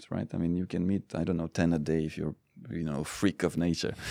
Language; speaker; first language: English; non-native, fluent; Romanian